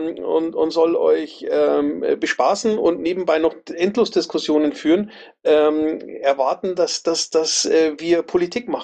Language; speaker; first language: German; native; German